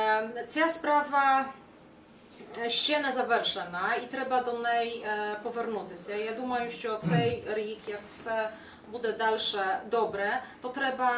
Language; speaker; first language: Ukrainian; non-native, fluent; Polish